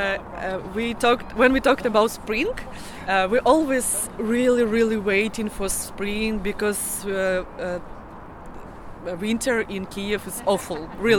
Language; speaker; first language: English; non-native, learner; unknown